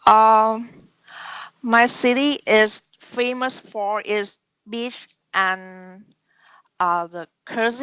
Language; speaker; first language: English; non-native, learner; Vietnamese